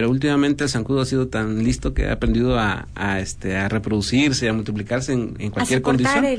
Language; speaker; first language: Spanish; native; Spanish